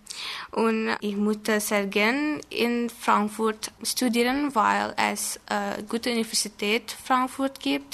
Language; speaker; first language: German; non-native, learner; Indonesian